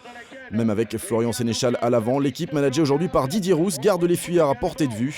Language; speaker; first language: French; native; French